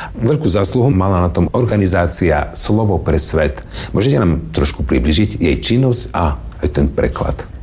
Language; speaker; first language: Slovak; native; Slovak